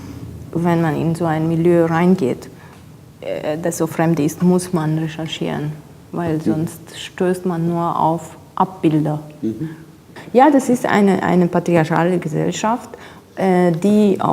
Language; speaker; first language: German; non-native, fluent; Romanian